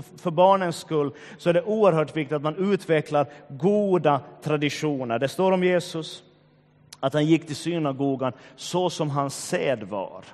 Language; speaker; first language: Swedish; native; Swedish